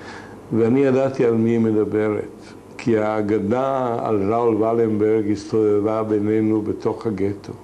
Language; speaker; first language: Hebrew; non-native, fluent; Hungarian